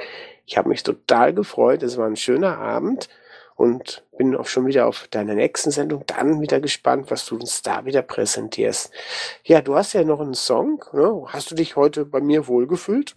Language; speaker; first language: German; native; German